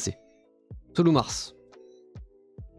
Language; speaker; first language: French; native; French